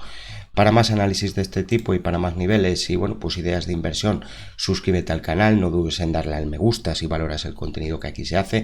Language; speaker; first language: Spanish; native; Spanish